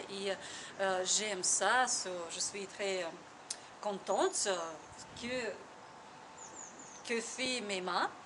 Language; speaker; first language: French; non-native, learner; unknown